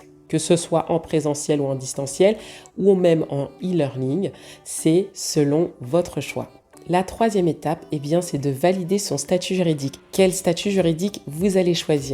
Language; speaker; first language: French; native; French